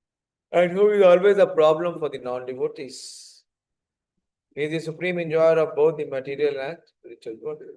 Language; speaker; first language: English; non-native, local second language; Hindi